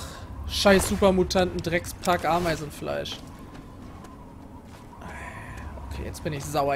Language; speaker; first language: German; native; German